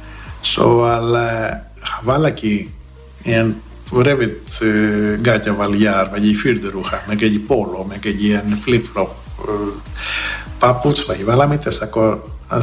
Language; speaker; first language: Hungarian; non-native, learner; Greek